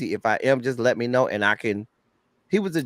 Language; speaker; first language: English; native; English